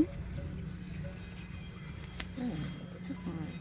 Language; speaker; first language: Dutch; non-native, learner; Filipino